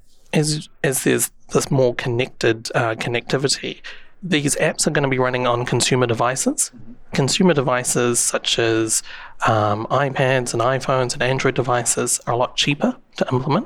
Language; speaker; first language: English; native; English